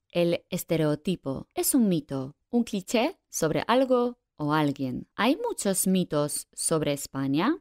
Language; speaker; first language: Spanish; non-native, fluent; Polish